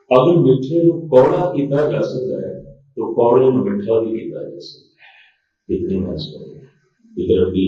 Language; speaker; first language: Urdu; non-native, local second language; Punjabi